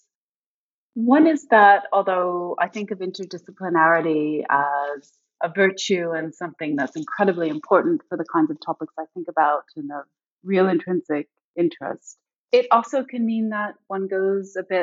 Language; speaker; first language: English; native; English